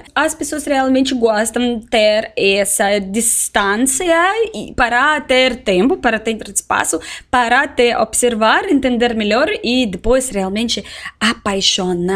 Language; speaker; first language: Portuguese; non-native, fluent; Russian